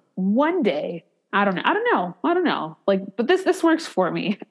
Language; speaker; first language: English; native; English